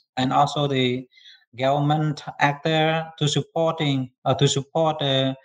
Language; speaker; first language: English; non-native, learner; Khmer